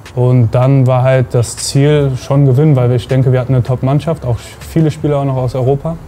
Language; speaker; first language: German; native; German